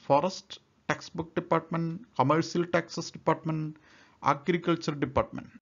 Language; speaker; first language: English; non-native, local second language; Malayalam